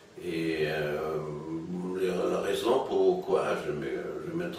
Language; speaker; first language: French; non-native, fluent; German